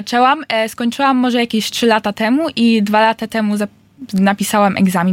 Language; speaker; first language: Polish; early bilingual, heritage; Polish